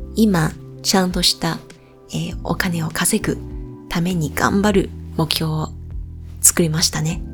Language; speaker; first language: Japanese; non-native, fluent; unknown